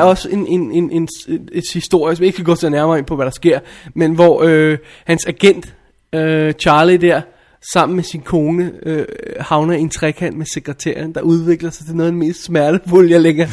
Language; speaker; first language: Danish; native; Danish